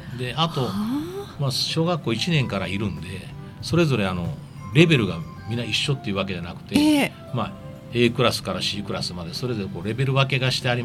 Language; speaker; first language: Japanese; native; Japanese